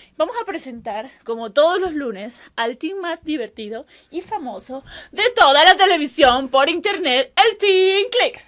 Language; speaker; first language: Spanish; native; Spanish